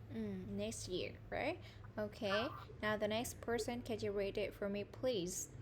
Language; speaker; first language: English; non-native, fluent; Vietnamese